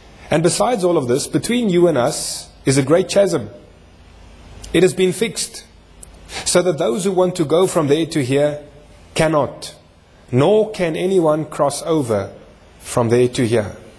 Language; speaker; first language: English; non-native, local second language; Afrikaans